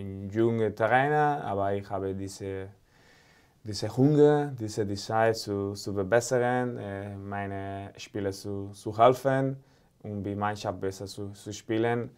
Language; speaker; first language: German; non-native, fluent; Spanish